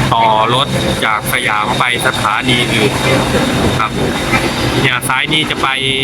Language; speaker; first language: Thai; native; Thai